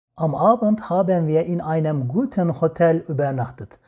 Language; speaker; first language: German; non-native, fluent; Turkish